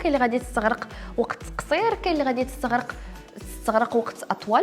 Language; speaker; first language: Arabic; native; Arabic